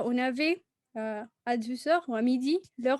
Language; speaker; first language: French; non-native, fluent; Spanish